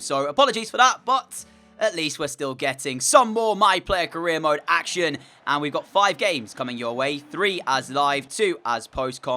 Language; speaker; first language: English; native; English